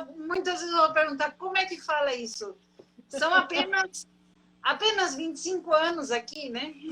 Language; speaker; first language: Portuguese; native; Portuguese